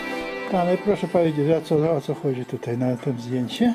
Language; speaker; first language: Polish; non-native, learner; Russian